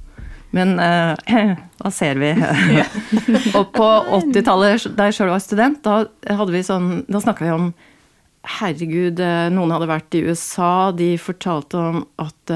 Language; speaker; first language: Norwegian; native; Norwegian